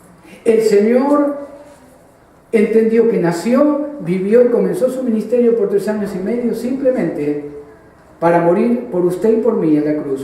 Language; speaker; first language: Spanish; native; Spanish